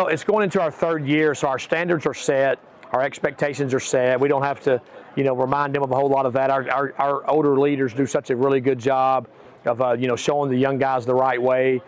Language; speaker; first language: English; native; English